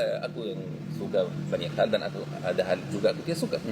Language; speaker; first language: Indonesian; non-native, fluent; Arabic